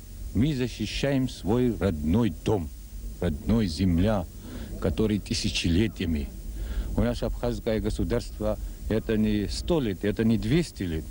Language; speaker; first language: Russian; non-native, local second language; Abkhazian